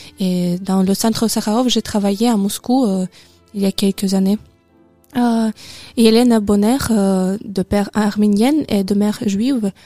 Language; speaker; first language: French; non-native, learner; Russian